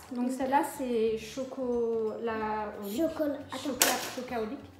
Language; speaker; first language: French; native; French